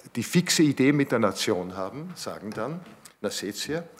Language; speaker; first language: German; native; German